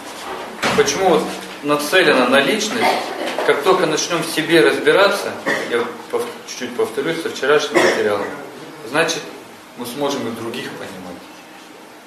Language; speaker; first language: Russian; native; Russian